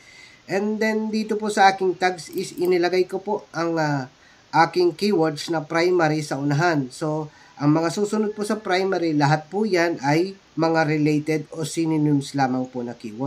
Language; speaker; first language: Filipino; native; Filipino